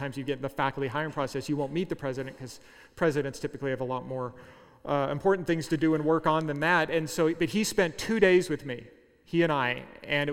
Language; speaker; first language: English; native; English